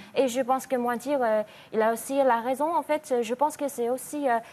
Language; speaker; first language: French; non-native, fluent; Chinese